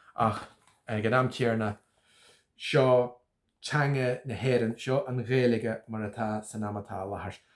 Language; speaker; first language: Irish; native; Irish